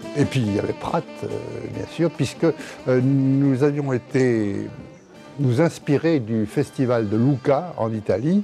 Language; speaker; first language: French; native; French